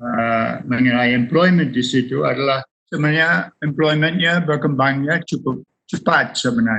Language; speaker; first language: Indonesian; non-native, fluent; English